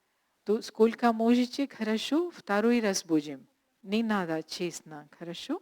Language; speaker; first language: Russian; non-native, learner; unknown